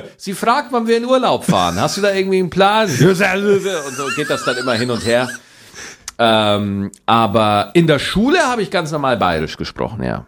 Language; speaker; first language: German; native; German